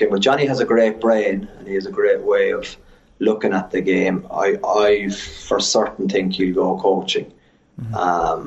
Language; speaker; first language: English; native; English